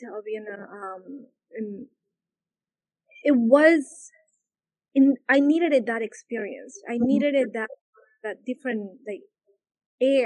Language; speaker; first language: English; non-native, fluent; Spanish